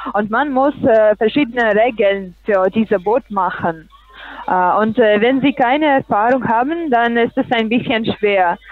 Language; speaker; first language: German; non-native, learner; Russian